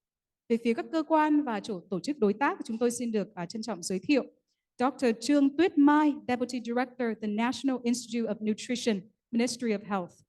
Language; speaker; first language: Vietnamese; native; Vietnamese